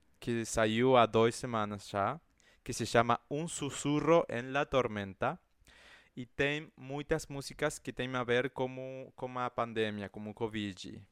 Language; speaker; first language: Portuguese; non-native, fluent; Spanish